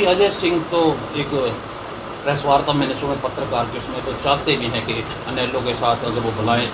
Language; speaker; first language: Hindi; native; Hindi